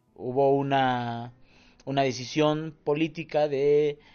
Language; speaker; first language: German; non-native, fluent; Spanish